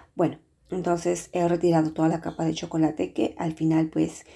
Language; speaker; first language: Spanish; native; Spanish